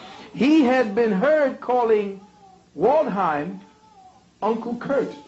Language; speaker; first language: English; native; English